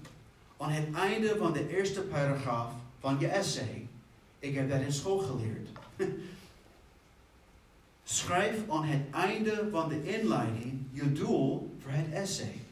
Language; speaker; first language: Dutch; non-native, fluent; English